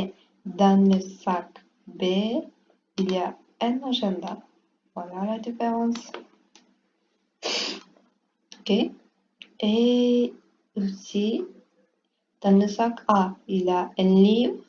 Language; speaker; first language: French; non-native, learner; Portuguese